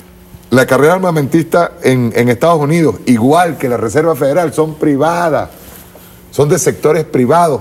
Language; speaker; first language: Spanish; native; Spanish